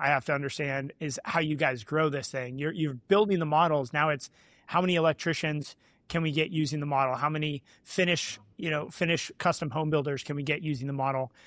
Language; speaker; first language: English; native; English